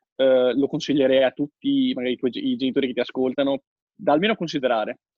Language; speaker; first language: Italian; native; Italian